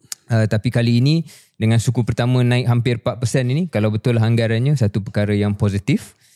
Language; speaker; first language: Malay; native; Malay